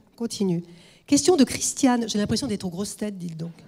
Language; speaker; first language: French; native; French